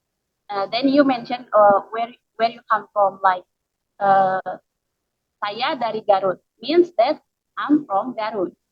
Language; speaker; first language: English; non-native, learner; Indonesian